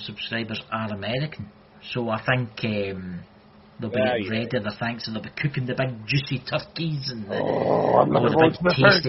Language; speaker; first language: English; native; English